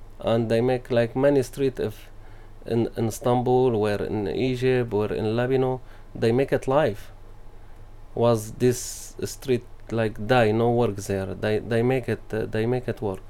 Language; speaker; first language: English; non-native, learner; Arabic